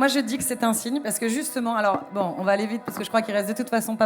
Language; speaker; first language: French; native; French